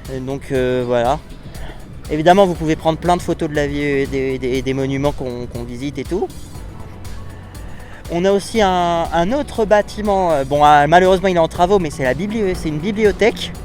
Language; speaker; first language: French; native; French